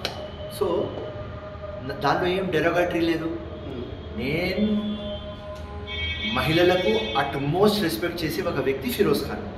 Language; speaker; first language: Telugu; non-native, local second language; Urdu